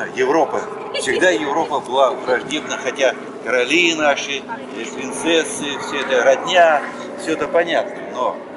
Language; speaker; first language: Russian; native; Russian